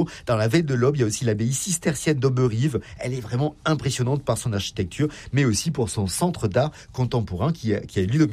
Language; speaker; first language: French; native; French